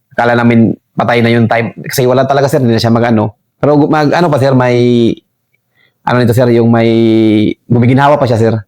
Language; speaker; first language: Filipino; non-native, local second language; Cebuano